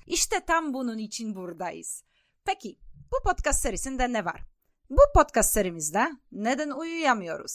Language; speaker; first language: Turkish; non-native, fluent; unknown